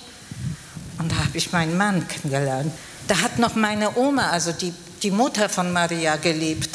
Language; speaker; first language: German; non-native, fluent; Polish